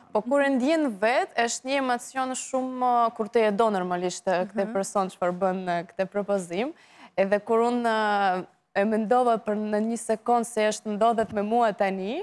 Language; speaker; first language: Albanian; non-native, learner; Russian